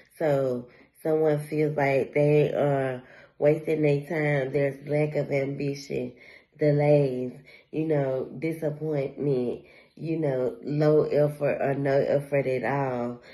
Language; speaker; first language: English; native; English